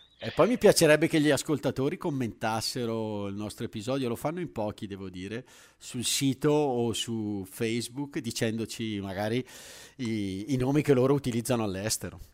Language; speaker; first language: Italian; native; Italian